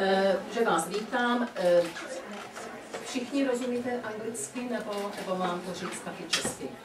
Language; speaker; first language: Czech; early bilingual, heritage; Czech